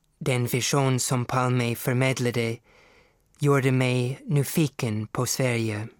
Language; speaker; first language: Swedish; non-native, fluent; English